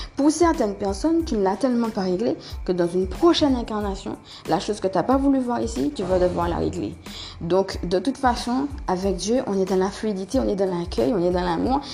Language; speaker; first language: French; native; French